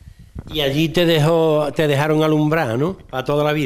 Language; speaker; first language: Spanish; native; Spanish